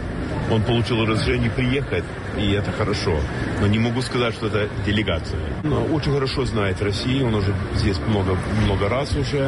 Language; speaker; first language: Russian; non-native, learner; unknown